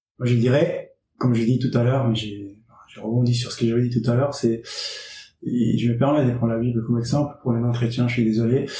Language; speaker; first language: French; non-native, fluent; English